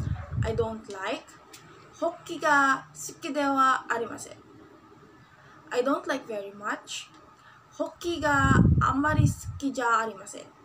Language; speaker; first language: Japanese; non-native, learner; Filipino